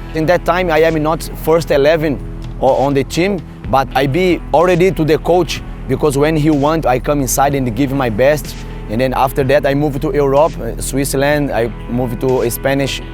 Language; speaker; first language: English; non-native, learner; Portuguese